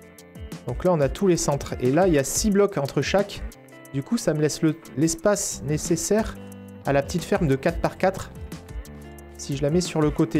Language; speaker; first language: French; native; French